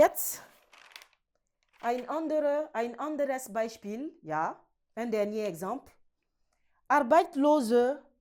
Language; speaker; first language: German; non-native, learner; French